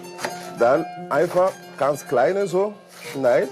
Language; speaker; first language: German; non-native, learner; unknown